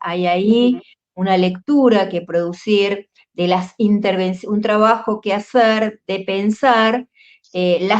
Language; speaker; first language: Spanish; native; Spanish